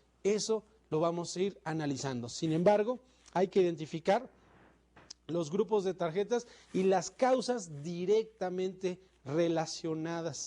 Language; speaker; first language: Spanish; native; Spanish